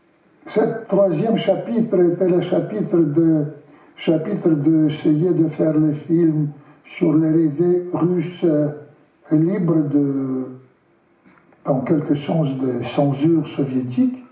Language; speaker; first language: French; non-native, learner; Russian